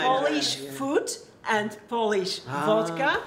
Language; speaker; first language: English; non-native, learner; Polish